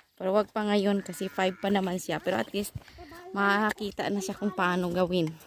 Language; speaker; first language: Filipino; non-native, local second language; Cebuano